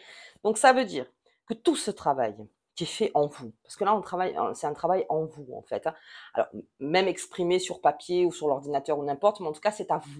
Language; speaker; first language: French; native; French